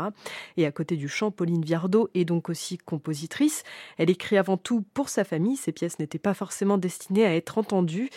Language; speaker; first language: French; native; French